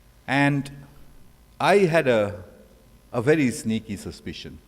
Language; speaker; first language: English; non-native, local second language; Bangla